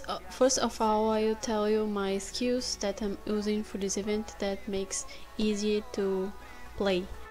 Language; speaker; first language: English; non-native, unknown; Portuguese